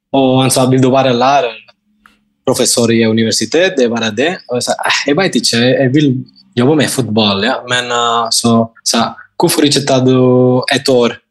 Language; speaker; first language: Norwegian; non-native, fluent; Spanish